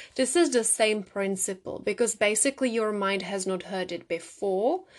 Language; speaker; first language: English; non-native, fluent; Czech